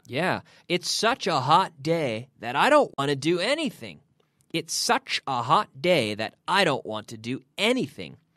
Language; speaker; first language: English; native; English